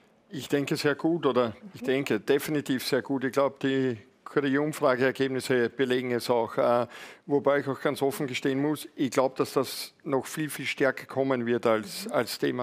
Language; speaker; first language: German; native; German